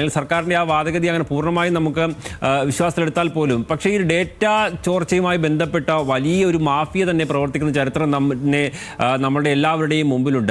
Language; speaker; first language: Malayalam; native; Malayalam